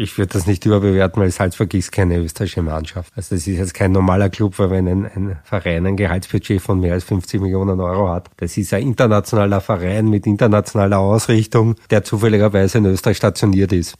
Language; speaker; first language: German; native; German